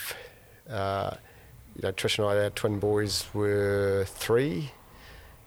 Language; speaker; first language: English; native; English